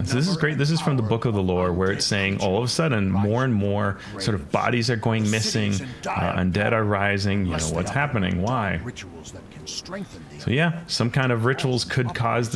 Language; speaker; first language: English; native; English